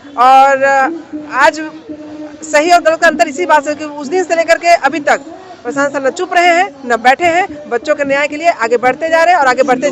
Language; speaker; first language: Hindi; native; Hindi